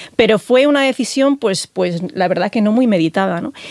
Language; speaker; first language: Spanish; native; Spanish